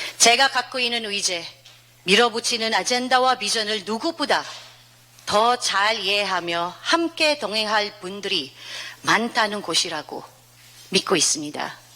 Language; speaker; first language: Korean; non-native, fluent; Filipino